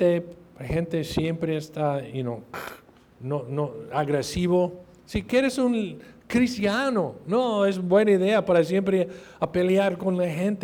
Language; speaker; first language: Spanish; non-native, fluent; English